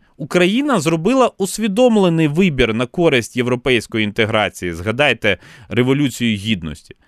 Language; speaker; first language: Ukrainian; non-native, local second language; Russian